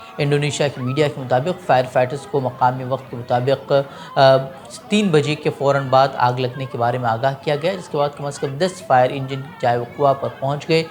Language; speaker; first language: Urdu; non-native, local second language; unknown